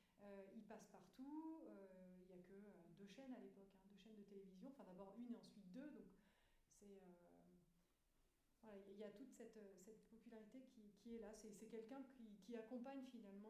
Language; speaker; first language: French; native; French